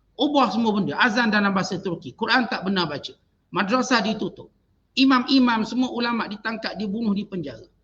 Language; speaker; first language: Malay; native; Malay